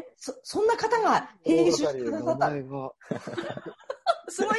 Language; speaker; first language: Japanese; native; Japanese